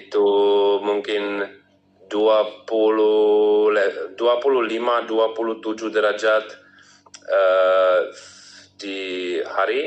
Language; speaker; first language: Indonesian; non-native, learner; Czech